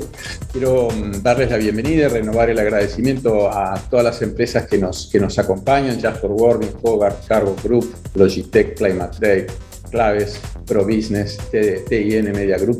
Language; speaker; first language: Spanish; native; Spanish